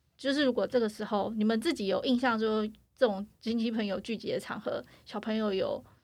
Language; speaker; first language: Chinese; native; Chinese